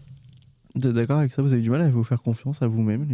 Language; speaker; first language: French; native; French